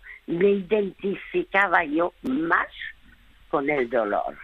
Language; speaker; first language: Spanish; early bilingual, other home language; French